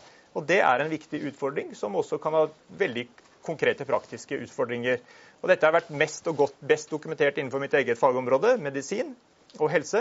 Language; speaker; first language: Norwegian; native; Norwegian